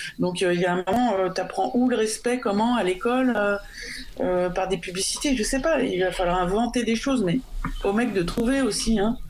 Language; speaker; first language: French; native; French